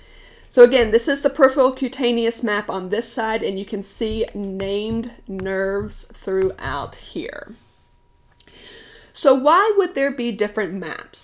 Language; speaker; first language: English; native; English